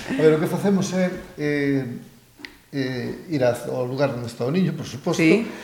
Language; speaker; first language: Galician; native; Galician